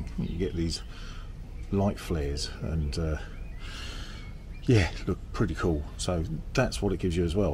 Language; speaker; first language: English; native; English